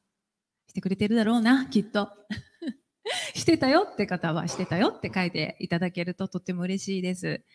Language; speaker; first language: Japanese; native; Japanese